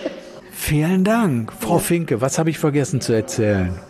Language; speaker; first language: German; native; German